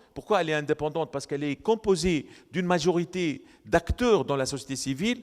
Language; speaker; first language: French; non-native, local second language; Arabic